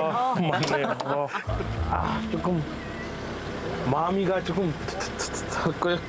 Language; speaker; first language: Korean; non-native, learner; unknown